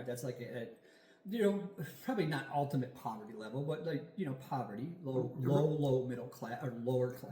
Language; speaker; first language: English; native; English